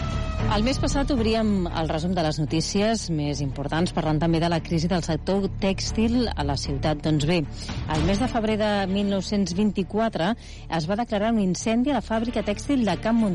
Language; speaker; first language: Catalan; native; Catalan